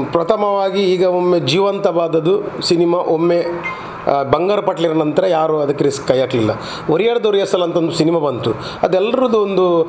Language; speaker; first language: Kannada; non-native, local second language; Tulu